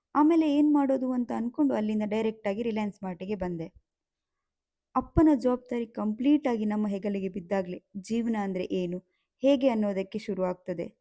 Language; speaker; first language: Kannada; non-native, local second language; Tulu